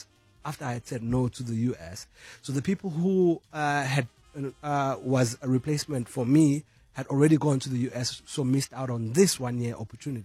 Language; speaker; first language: English; non-native, local second language; Zulu